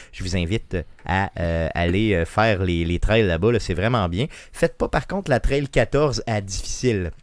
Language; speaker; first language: French; native; French